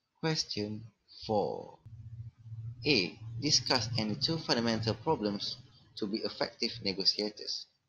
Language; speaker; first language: English; non-native, local second language; Malay